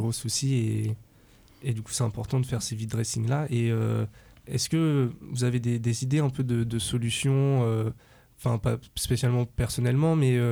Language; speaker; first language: French; native; French